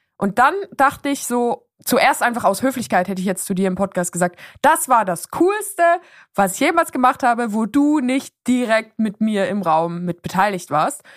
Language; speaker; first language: German; native; German